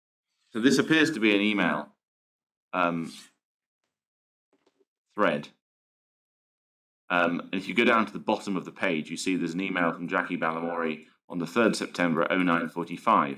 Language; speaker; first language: English; native; English